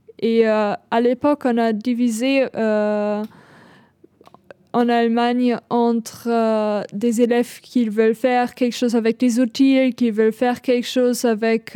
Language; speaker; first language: French; non-native, fluent; German